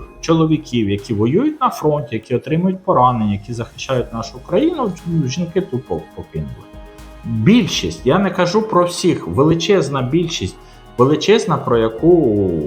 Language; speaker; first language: Ukrainian; non-native, local second language; Russian